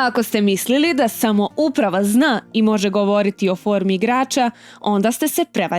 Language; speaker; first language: Bosnian; native; Bosnian